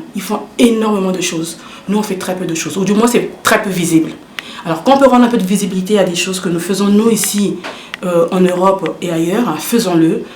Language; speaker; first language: French; early bilingual, other home language; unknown